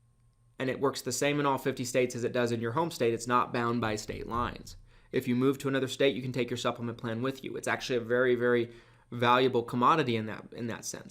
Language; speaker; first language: English; native; English